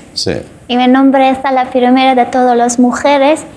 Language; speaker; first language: Spanish; non-native, fluent; Persian